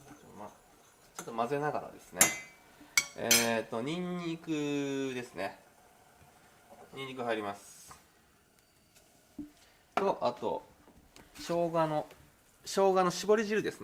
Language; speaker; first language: Japanese; native; Japanese